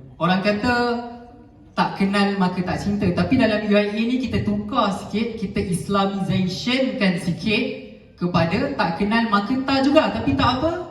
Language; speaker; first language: Malay; native; Malay